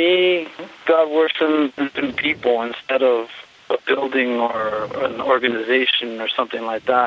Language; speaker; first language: English; native; English